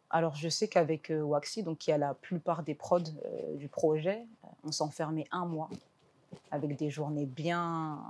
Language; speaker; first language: French; native; French